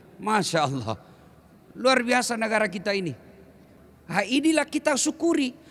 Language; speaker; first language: Indonesian; native; Indonesian